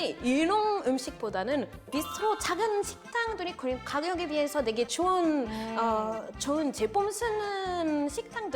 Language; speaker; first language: Korean; non-native, fluent; French